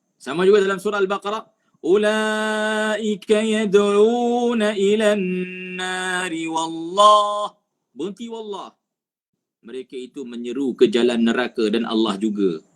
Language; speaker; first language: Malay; native; Malay